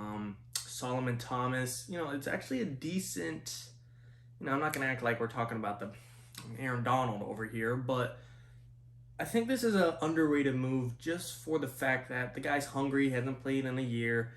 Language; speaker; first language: English; native; English